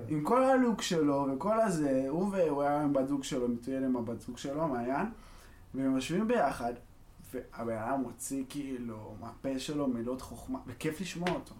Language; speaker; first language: Hebrew; native; Hebrew